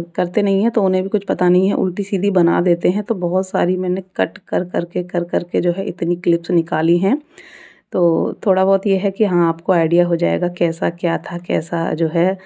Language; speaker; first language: Hindi; native; Hindi